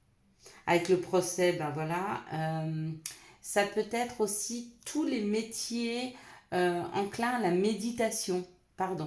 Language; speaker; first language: French; native; French